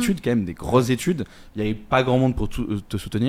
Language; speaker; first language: French; native; French